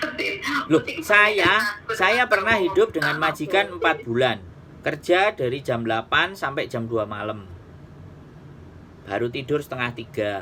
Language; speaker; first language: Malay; non-native, local second language; Javanese